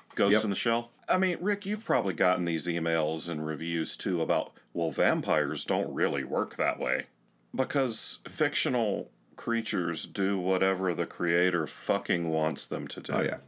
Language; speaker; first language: English; native; English